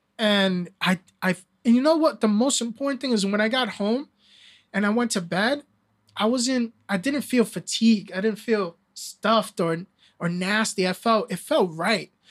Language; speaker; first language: English; early bilingual, other home language; Spanish